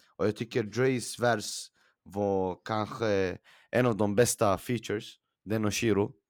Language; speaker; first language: Swedish; early bilingual, other home language; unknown